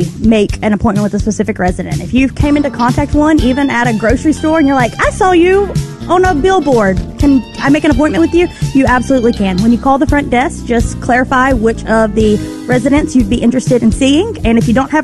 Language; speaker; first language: English; native; English